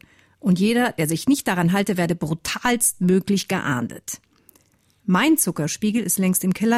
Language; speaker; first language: German; native; German